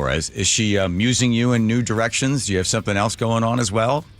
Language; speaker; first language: English; native; English